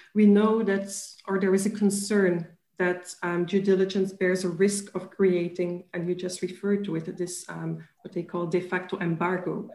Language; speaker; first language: English; non-native, fluent; Dutch